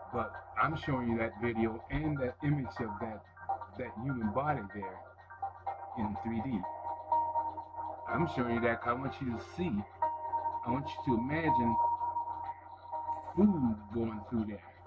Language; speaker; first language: English; native; English